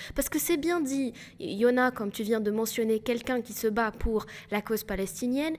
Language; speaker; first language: French; non-native, local second language; Arabic